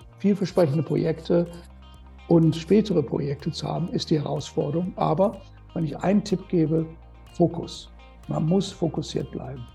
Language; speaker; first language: German; non-native, fluent; English